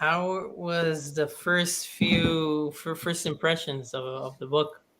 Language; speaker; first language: English; native; English